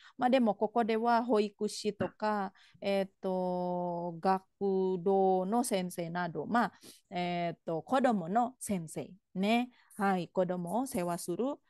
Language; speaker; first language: Japanese; non-native, fluent; Indonesian